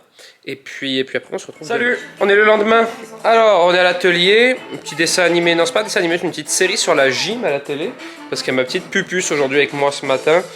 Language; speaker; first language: French; native; French